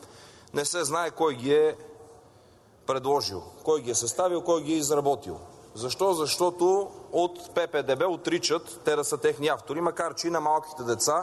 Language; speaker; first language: Bulgarian; native; Bulgarian